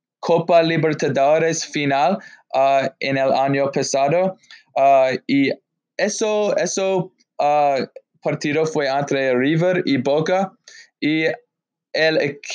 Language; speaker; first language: Spanish; non-native, learner; English